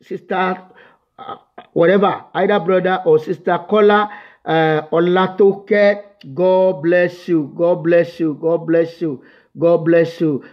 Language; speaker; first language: English; non-native, local second language; Yoruba